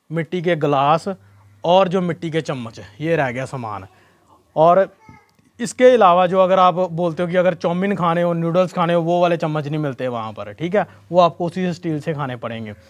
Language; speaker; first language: Hindi; non-native, local second language; Punjabi